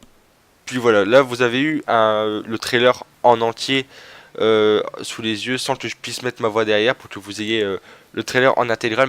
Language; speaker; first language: French; native; French